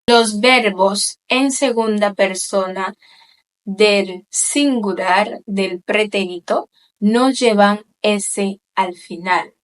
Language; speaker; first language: Spanish; non-native, fluent; Haitian Creole